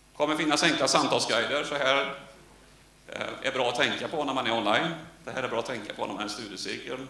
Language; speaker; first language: Swedish; native; Swedish